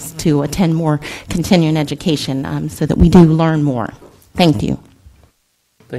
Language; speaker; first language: English; native; English